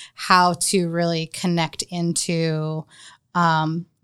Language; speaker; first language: English; native; English